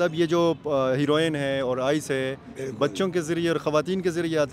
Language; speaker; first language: Urdu; native; Urdu